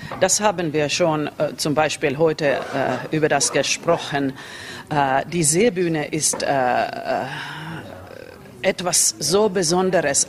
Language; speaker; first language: German; non-native, learner; Finnish